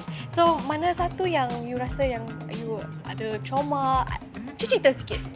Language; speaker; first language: Malay; native; Malay